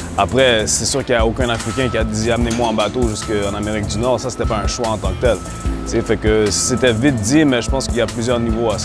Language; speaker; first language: French; native; French